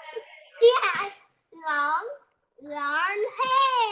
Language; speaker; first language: English; non-native, learner; Vietnamese